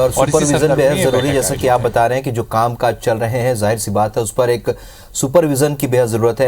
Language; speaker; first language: Hindi; native; Hindi